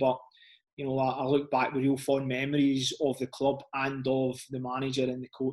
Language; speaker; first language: English; native; English